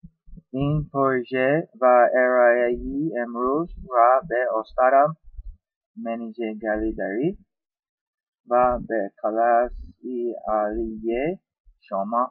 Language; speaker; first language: Persian; non-native, learner; English